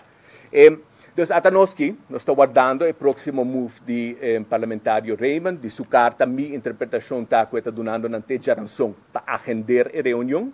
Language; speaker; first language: Spanish; non-native, learner; Papiamento